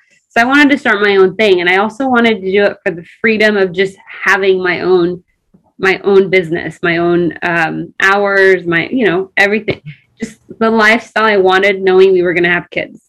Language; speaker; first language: English; early bilingual, other home language; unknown